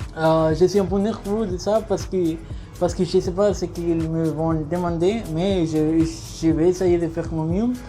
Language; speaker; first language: French; non-native, learner; Spanish